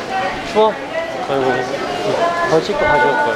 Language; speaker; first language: Korean; native; Korean